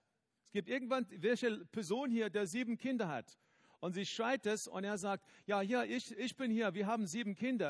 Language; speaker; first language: German; non-native, fluent; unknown